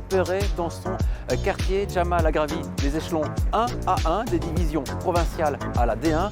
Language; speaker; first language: French; native; French